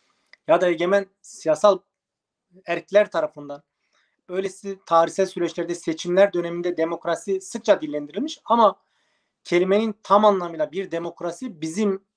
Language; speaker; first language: Turkish; native; Turkish